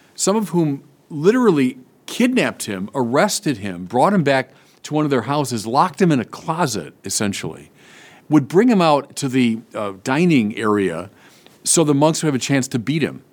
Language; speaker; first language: English; native; English